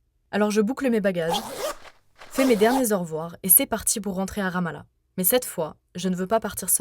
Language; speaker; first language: French; native; French